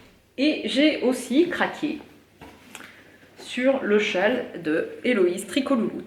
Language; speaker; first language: French; native; French